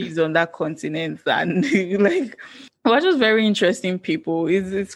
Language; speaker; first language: English; non-native, local second language; Yoruba